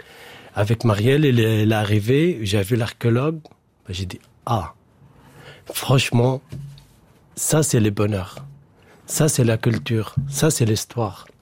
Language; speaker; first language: French; non-native, learner; Arabic